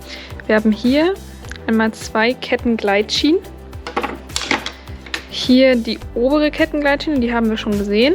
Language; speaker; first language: German; native; German